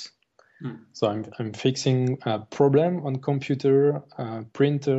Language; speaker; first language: English; non-native, learner; German